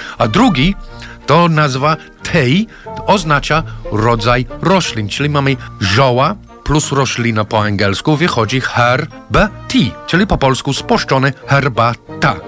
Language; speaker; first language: Polish; non-native, fluent; English